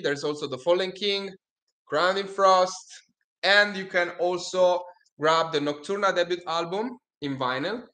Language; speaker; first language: English; non-native, fluent; Italian